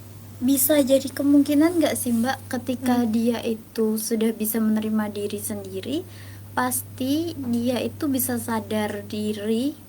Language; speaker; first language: Indonesian; native; Indonesian